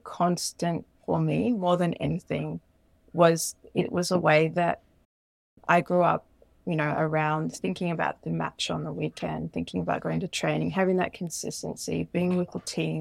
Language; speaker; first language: English; native; English